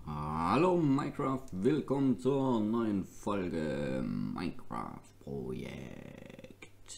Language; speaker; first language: German; native; German